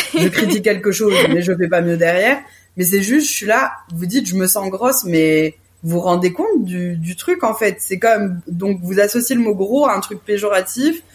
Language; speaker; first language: French; early bilingual, other home language; Portuguese